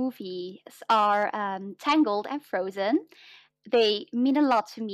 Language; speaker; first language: English; non-native, fluent; Dutch